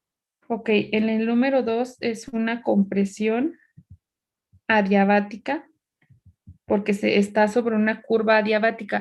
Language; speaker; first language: Spanish; native; Spanish